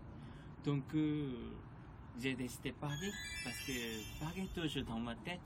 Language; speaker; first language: French; non-native, learner; Korean